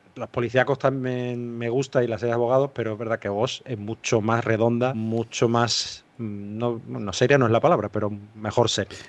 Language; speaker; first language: Spanish; native; Spanish